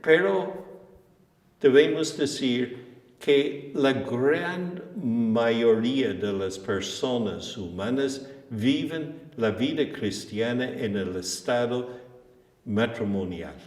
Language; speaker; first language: Spanish; non-native, fluent; English